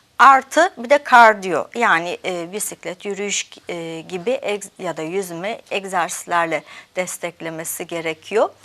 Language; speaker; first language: Turkish; early bilingual, heritage; Turkish